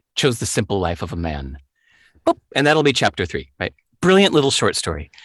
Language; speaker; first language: English; native; English